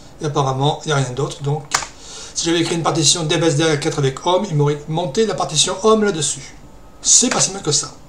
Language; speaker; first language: French; native; French